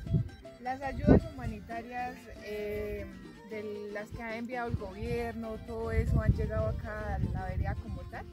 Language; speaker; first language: Spanish; native; Spanish